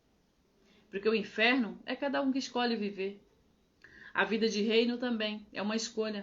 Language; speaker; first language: Portuguese; native; Portuguese